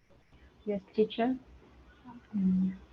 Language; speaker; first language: English; non-native, learner; Vietnamese